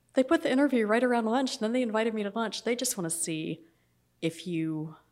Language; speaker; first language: English; native; English